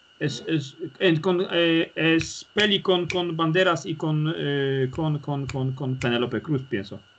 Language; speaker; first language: Spanish; non-native, learner; Polish